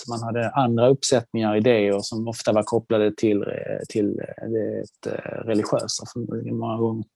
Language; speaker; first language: Swedish; native; Swedish